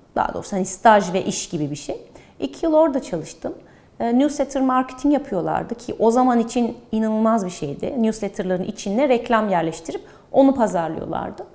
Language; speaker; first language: Turkish; early bilingual, heritage; Turkish